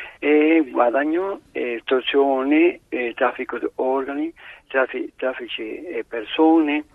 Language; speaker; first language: Italian; non-native, learner; Spanish